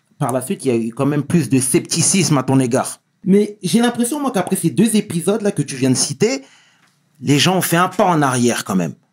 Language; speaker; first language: French; native; French